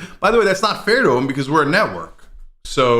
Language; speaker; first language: English; native; English